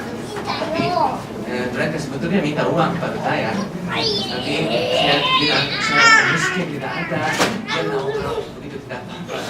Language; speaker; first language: Indonesian; non-native, fluent; Japanese